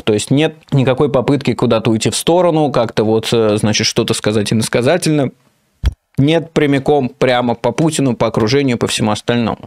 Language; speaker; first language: Russian; native; Russian